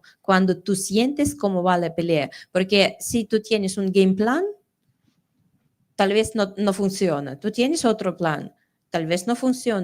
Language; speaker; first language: Spanish; non-native, fluent; Russian